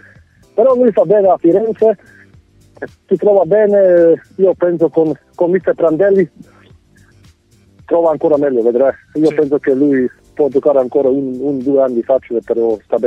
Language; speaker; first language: Italian; non-native, fluent; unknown